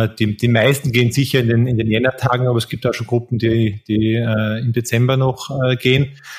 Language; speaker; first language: German; native; German